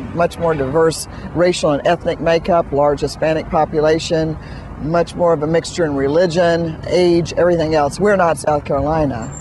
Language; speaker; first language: English; native; English